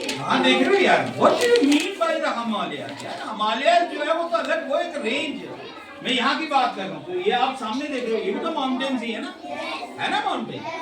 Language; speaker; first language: Hindi; non-native, local second language; Dogri